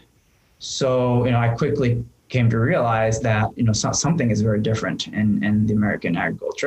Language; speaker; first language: English; non-native, fluent; Japanese